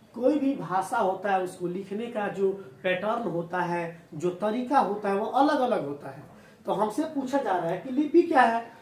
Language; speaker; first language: Hindi; native; Hindi